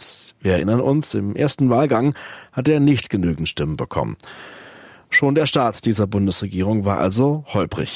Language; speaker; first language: German; native; German